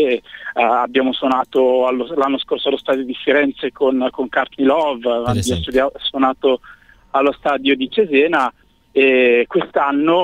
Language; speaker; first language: Italian; native; Italian